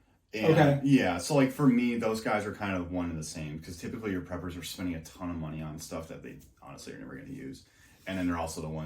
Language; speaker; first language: English; native; English